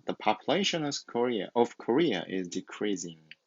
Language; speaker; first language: English; non-native, fluent; Korean